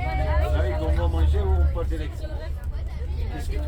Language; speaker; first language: French; non-native, learner; Turkish